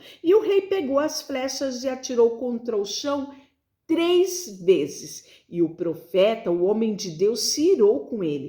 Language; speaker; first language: Portuguese; native; Portuguese